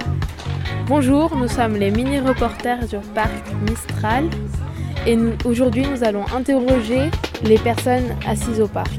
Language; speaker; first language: French; native; French